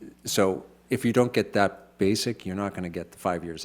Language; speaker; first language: English; native; English